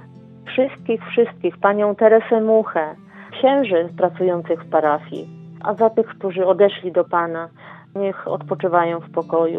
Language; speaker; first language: Polish; native; Polish